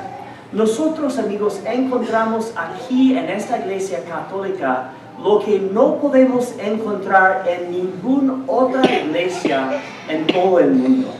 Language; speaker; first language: Spanish; non-native, fluent; English